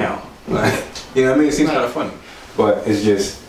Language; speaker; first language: English; native; English